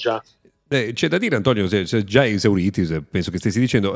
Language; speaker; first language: Italian; native; Italian